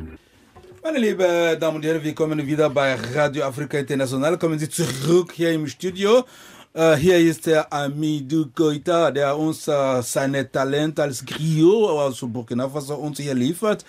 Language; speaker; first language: German; non-native, fluent; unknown